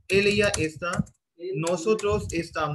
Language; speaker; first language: Spanish; non-native, fluent; Hindi